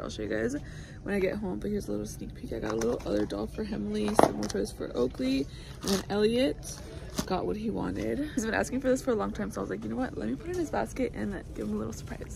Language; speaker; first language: English; early bilingual, other home language; Spanish